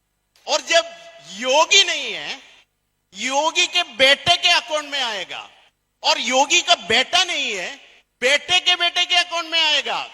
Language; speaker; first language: Hindi; non-native, fluent; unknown